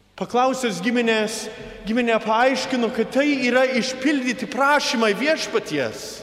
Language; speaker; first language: Lithuanian; early bilingual, heritage; Lithuanian